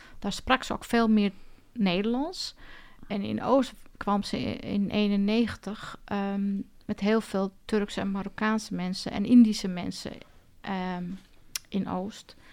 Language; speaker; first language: Dutch; early bilingual, other home language; Turkish